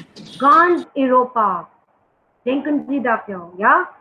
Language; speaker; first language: German; non-native, learner; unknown